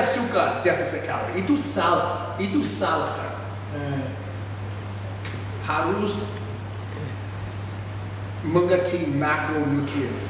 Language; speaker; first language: Indonesian; non-native, fluent; English